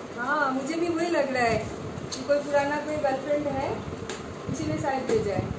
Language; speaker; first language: Hindi; non-native, local second language; Bangla